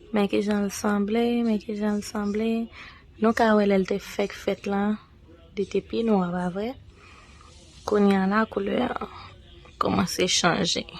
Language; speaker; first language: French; non-native, local second language; Haitian Creole